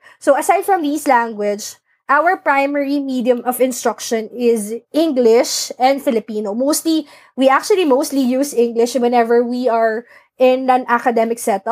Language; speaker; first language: English; non-native, local second language; Filipino